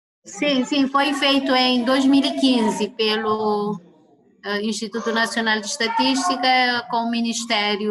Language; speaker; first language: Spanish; non-native, learner; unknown